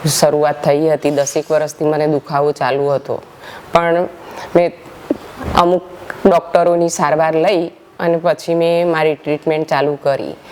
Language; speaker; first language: Gujarati; native; Gujarati